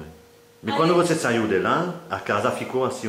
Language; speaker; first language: Portuguese; non-native, fluent; French